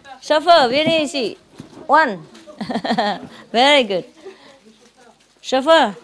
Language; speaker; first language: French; non-native, learner; Vietnamese